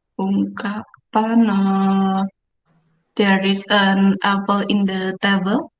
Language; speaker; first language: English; non-native, learner; Indonesian